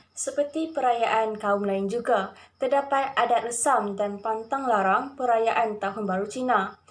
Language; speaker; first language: Malay; native; Malay